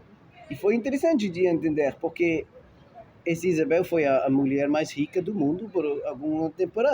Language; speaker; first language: Portuguese; non-native, fluent; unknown